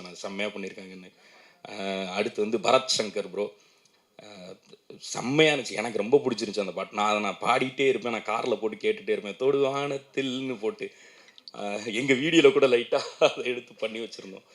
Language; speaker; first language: Tamil; native; Tamil